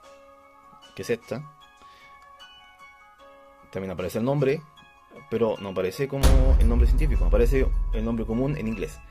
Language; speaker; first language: Spanish; native; Spanish